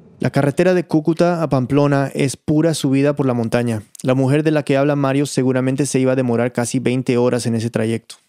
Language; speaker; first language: Spanish; early bilingual, heritage; Spanish